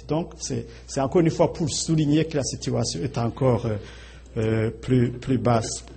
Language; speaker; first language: French; non-native, local second language; Rundi